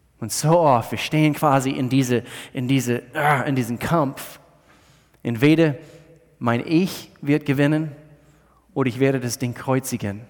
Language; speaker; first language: German; non-native, fluent; English